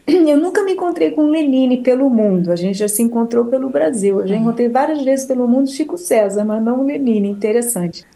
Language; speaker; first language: Portuguese; native; Portuguese